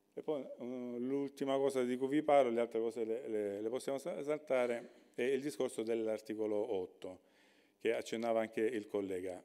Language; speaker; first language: Italian; native; Italian